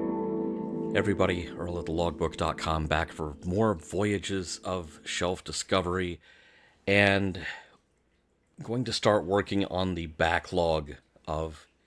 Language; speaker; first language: English; native; English